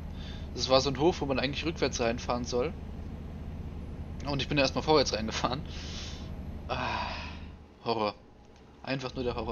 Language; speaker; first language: German; native; German